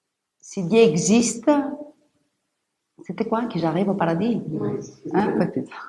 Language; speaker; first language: French; non-native, fluent; Greek